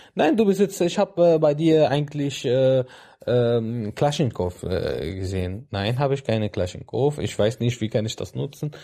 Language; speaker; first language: German; non-native, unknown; Arabic